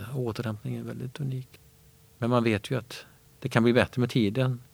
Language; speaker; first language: Swedish; native; Swedish